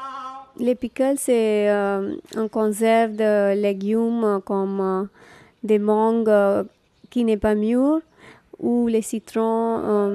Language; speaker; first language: French; non-native, fluent; Gujarati